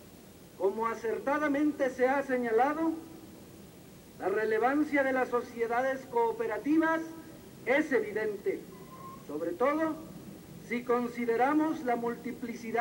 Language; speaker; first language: Spanish; native; Spanish